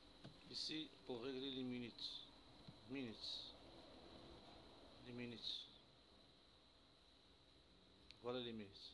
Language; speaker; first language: French; non-native, local second language; Arabic